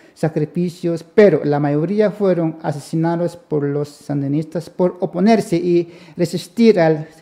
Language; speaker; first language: Spanish; non-native, local second language; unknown